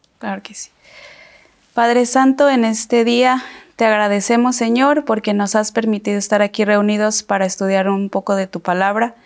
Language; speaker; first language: Spanish; native; Spanish